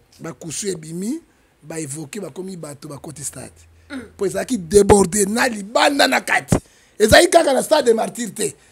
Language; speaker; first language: Lingala; native; Lingala